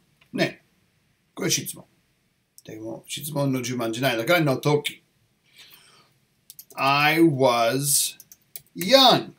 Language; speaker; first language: Japanese; non-native, learner; English